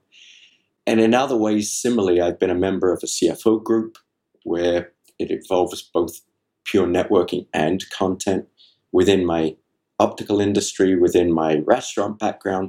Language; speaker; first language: English; native; English